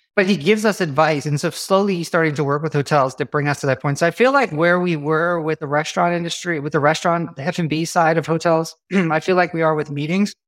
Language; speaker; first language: English; native; English